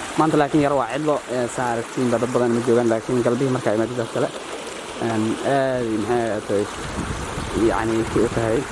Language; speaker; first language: Somali; native; Somali